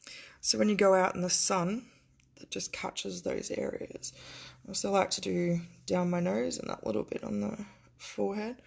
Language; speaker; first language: English; native; English